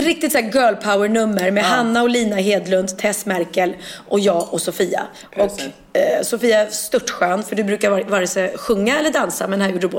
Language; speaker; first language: Swedish; native; Swedish